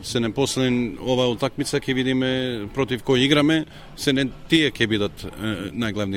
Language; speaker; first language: Macedonian; early bilingual, heritage; Macedonian